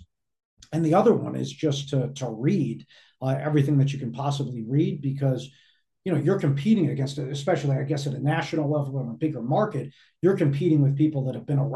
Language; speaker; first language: English; native; English